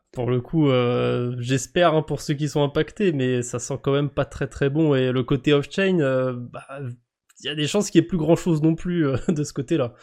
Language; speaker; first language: French; native; French